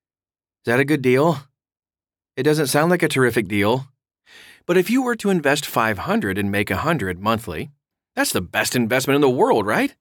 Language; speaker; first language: English; native; English